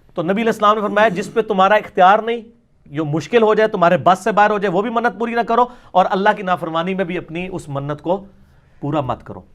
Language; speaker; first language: Urdu; non-native, local second language; Punjabi